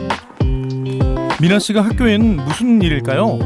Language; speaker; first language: Korean; native; Korean